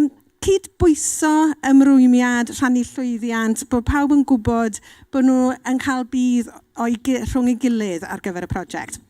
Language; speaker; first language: Welsh; native; Welsh